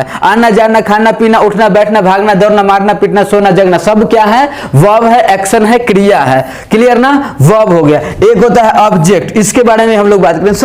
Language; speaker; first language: Hindi; native; Hindi